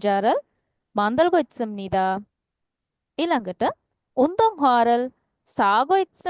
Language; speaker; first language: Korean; non-native, fluent; Sinhala